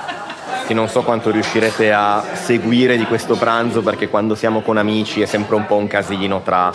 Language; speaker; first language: Italian; native; Italian